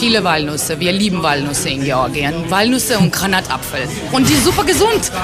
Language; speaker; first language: German; non-native, fluent; Georgian